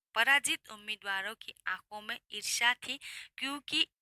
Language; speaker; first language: Hindi; non-native, local second language; Assamese